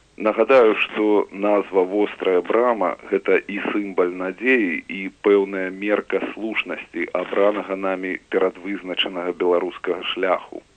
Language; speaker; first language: Belarusian; native; Belarusian